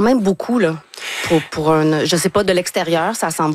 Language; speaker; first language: French; native; French